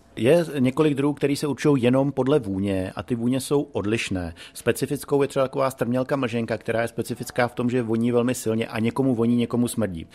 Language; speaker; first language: Czech; native; Czech